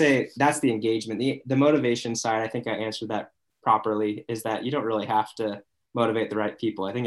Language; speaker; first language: English; native; English